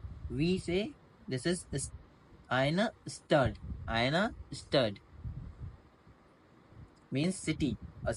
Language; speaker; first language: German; non-native, learner; Hindi